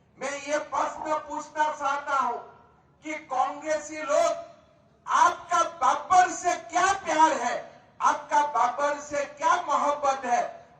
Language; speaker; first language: Hindi; non-native, local second language; Assamese